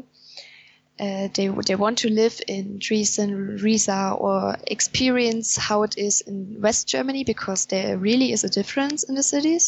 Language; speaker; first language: English; non-native, fluent; German